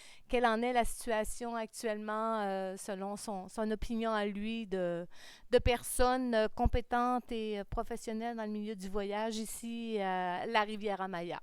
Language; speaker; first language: French; native; French